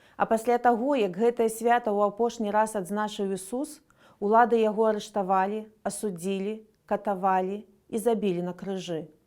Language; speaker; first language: Belarusian; native; Belarusian